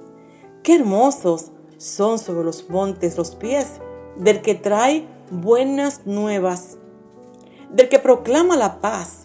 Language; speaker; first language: Spanish; native; Spanish